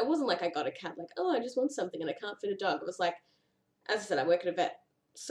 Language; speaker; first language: English; native; English